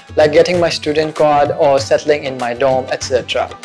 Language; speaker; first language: English; non-native, local second language; Urdu